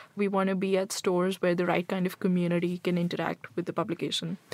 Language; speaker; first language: English; non-native, local second language; Hindi